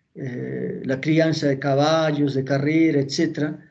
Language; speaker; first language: Spanish; native; Spanish